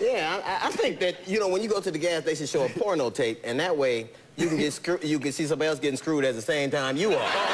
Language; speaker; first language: English; native; English